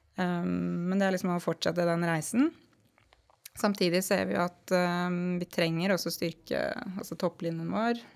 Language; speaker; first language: Norwegian; native; Norwegian